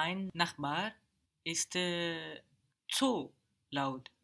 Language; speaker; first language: German; non-native, learner; English